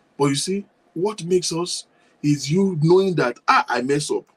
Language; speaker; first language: English; non-native, local second language; Yoruba